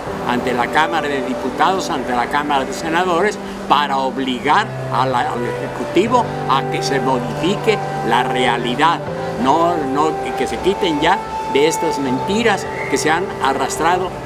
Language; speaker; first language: Spanish; native; Spanish